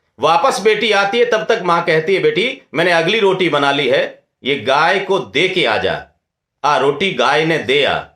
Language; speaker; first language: Hindi; non-native, local second language; Rajasthani